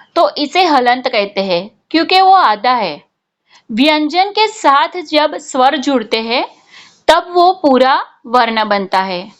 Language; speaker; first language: Hindi; non-native, local second language; Gujarati